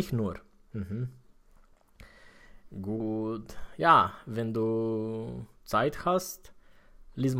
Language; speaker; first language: German; non-native, fluent; Romanian